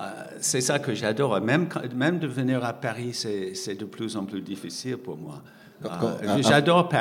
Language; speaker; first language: French; non-native, fluent; English